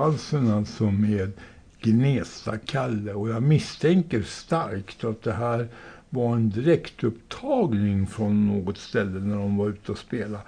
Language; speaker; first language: Swedish; native; Swedish